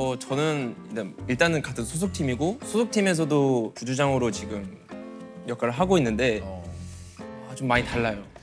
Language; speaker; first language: Korean; native; Korean